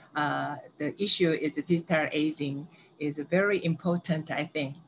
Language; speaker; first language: English; non-native, learner; Korean